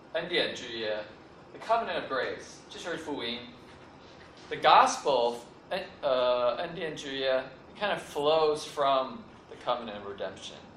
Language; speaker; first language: English; native; English